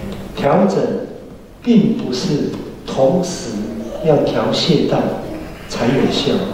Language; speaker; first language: Chinese; native; Chinese